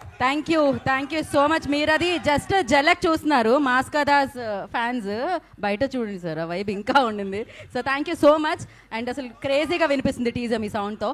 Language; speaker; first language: Telugu; native; Telugu